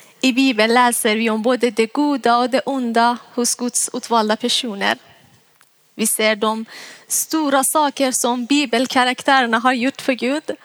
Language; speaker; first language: Swedish; non-native, fluent; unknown